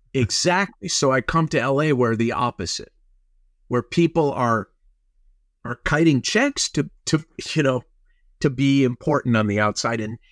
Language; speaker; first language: English; native; English